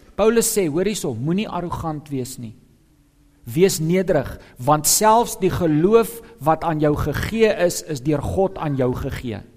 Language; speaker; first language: Afrikaans; non-native, local second language; English